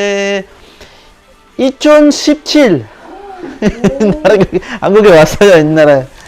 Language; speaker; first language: Korean; non-native, learner; Filipino